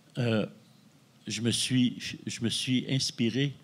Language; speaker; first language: French; native; French